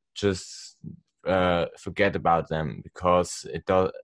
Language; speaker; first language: English; non-native, learner; Swiss German